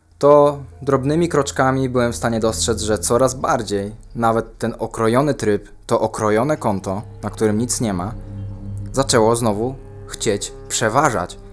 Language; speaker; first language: Polish; native; Polish